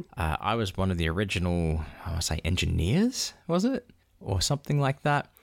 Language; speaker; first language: English; native; English